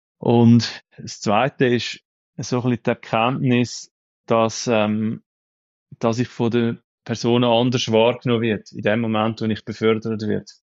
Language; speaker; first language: German; native; German